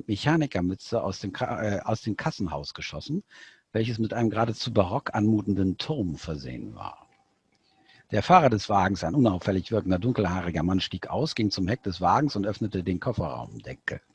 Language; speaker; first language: German; native; German